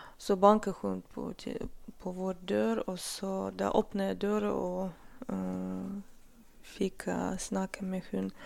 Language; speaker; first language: Norwegian; non-native, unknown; Russian